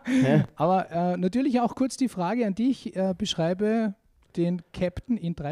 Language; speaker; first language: German; native; German